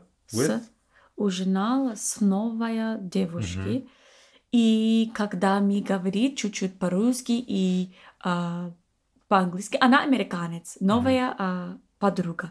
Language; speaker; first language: Russian; non-native, learner; English